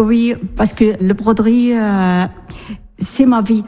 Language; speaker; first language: French; non-native, learner; Arabic